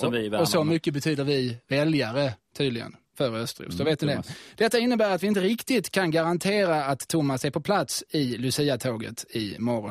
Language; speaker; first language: Swedish; native; Swedish